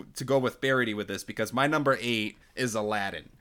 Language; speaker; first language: English; non-native, fluent; Portuguese